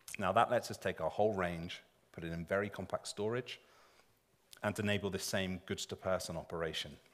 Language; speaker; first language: English; native; English